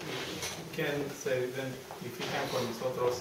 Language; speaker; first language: Spanish; early bilingual, heritage; Spanish